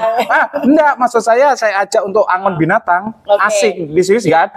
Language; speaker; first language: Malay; non-native, local second language; Javanese